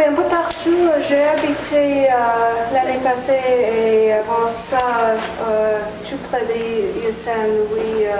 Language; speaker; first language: French; non-native, fluent; English